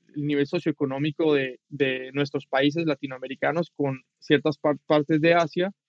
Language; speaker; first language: Spanish; native; Spanish